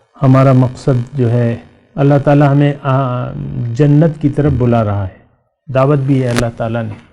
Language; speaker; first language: Urdu; non-native, local second language; Pashto